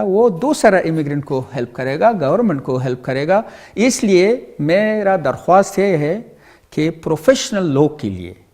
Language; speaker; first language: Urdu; non-native, learner; Pashto